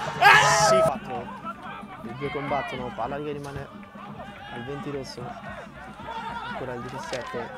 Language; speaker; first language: Italian; native; Italian